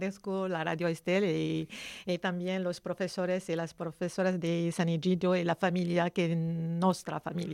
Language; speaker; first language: Spanish; non-native, learner; Arabic